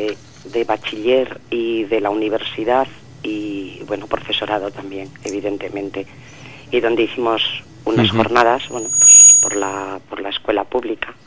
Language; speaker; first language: Spanish; native; Spanish